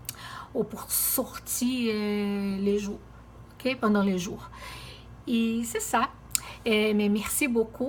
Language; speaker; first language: French; non-native, fluent; Portuguese